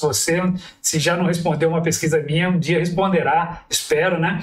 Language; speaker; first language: Portuguese; native; Portuguese